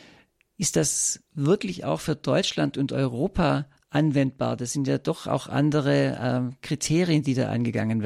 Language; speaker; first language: German; native; German